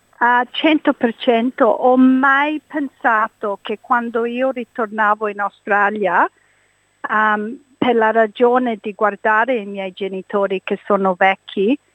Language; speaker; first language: Italian; early bilingual, heritage; English